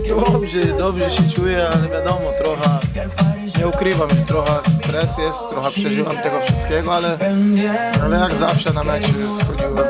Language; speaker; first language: Polish; non-native, fluent; Portuguese